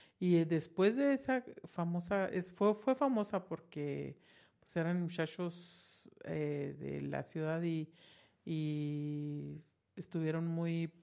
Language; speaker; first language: Spanish; native; Spanish